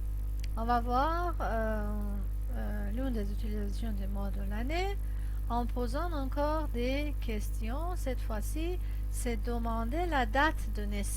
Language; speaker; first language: French; non-native, fluent; Persian